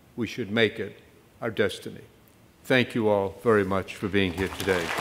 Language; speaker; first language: English; native; English